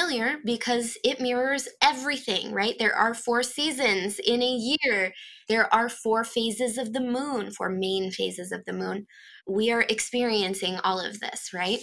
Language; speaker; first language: English; native; English